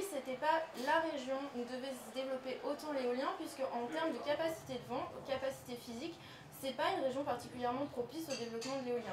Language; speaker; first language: French; native; French